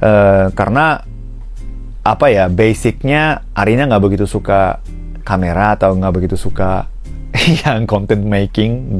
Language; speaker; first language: Indonesian; non-native, fluent; Japanese